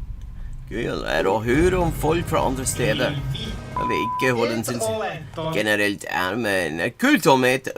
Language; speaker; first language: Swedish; non-native, learner; English